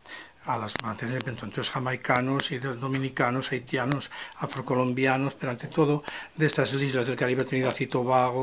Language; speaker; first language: Spanish; native; Spanish